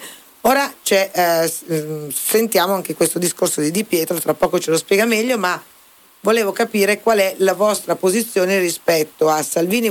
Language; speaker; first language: Italian; native; Italian